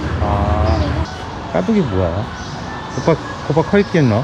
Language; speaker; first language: Korean; native; Korean